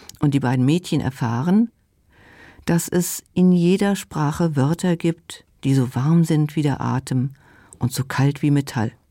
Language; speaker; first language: German; non-native, local second language; Luxembourgish